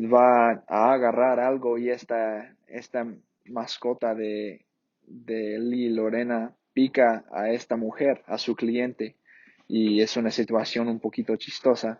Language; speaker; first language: Spanish; non-native, fluent; English